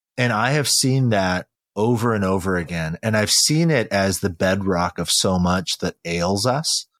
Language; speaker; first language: English; early bilingual, other home language; Korean